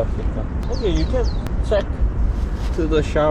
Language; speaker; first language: English; non-native, learner; Korean